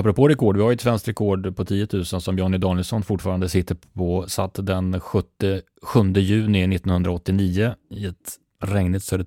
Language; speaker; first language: Swedish; native; Swedish